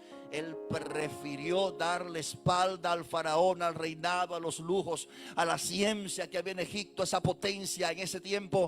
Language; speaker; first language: Spanish; native; Spanish